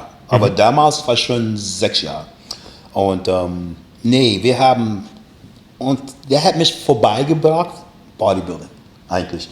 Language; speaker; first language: German; non-native, learner; English